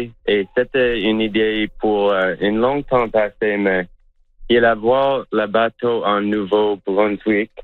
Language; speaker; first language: French; non-native, local second language; English